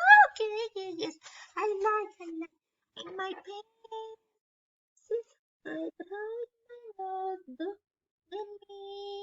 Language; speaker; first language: English; non-native, learner; Spanish